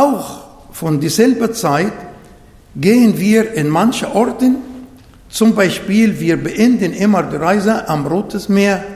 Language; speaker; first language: German; non-native, learner; Arabic